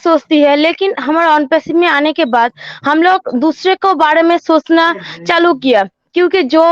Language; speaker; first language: Hindi; non-native, learner; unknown